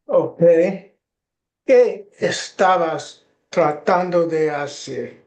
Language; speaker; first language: Spanish; non-native, learner; English